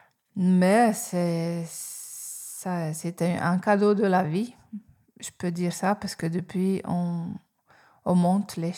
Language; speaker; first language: French; non-native, fluent; Hungarian